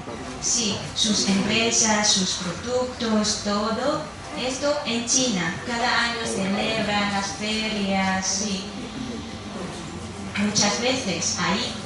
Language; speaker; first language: Spanish; non-native, fluent; Chinese